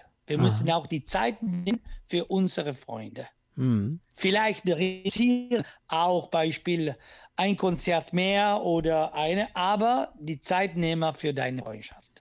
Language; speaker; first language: German; non-native, local second language; Italian